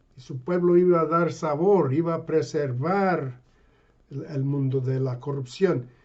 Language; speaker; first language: Spanish; non-native, fluent; English